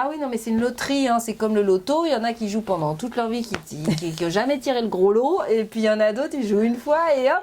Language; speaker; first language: French; native; French